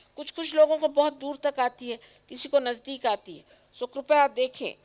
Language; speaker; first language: Hindi; non-native, local second language; Marathi